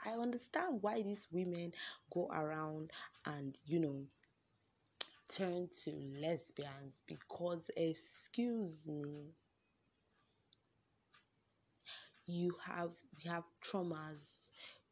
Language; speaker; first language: English; non-native, local second language; Yoruba